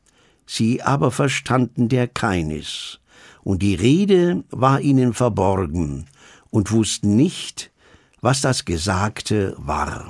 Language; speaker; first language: German; native; German